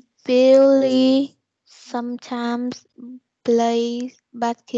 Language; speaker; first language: English; non-native, learner; Vietnamese